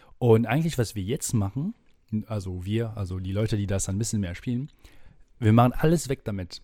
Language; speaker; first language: German; non-native, fluent; French